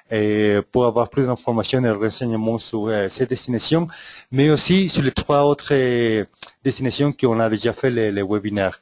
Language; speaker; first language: French; non-native, fluent; Spanish